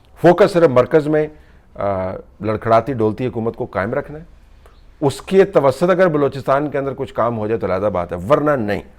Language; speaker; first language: Urdu; native; Urdu